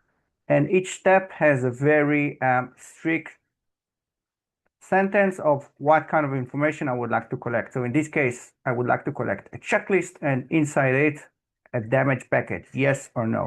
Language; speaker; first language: English; non-native, fluent; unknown